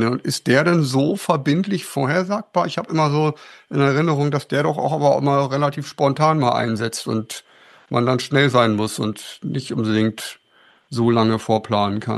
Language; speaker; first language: German; native; German